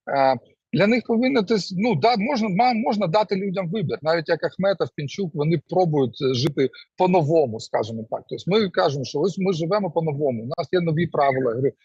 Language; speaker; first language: Ukrainian; non-native, local second language; Russian